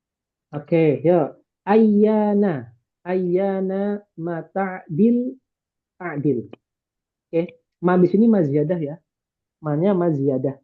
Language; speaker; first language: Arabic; non-native, fluent; Indonesian